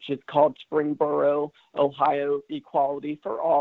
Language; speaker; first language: English; native; English